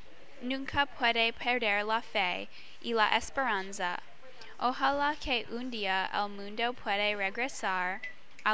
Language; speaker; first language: Spanish; non-native, learner; English